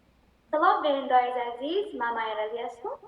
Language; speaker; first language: Persian; early bilingual, heritage; Persian